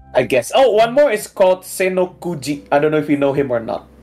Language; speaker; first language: English; early bilingual, other home language; Indonesian